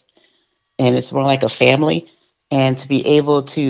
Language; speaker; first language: English; native; English